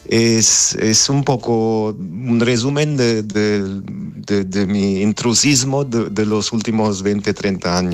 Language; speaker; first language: Spanish; non-native, fluent; Armenian